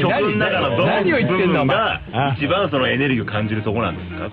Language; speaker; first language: Japanese; native; Japanese